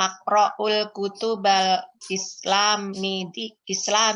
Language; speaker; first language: Arabic; non-native, learner; Indonesian